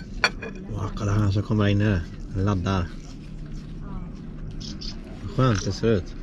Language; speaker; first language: Swedish; native; Swedish